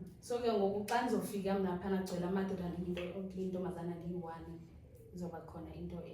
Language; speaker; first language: Zulu; non-native, local second language; Xhosa